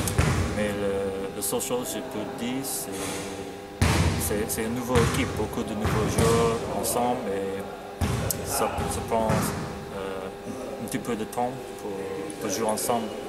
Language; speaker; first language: French; non-native, fluent; English